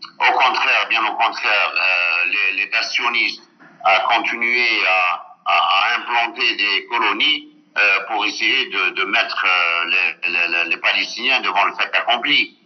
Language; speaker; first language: French; non-native, local second language; Arabic